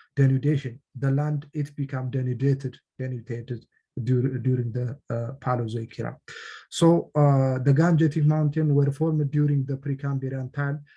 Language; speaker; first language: English; non-native, local second language; Amharic